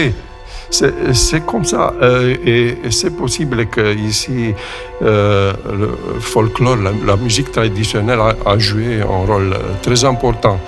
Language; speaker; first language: French; non-native, fluent; Romanian